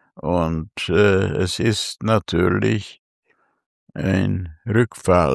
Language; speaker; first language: German; non-native, fluent; Hungarian